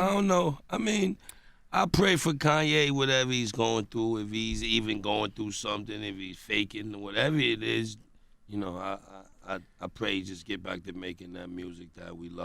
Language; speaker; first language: English; native; English